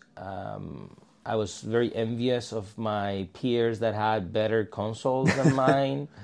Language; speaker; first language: English; non-native, fluent; Spanish